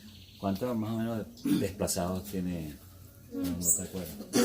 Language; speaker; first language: Spanish; native; Spanish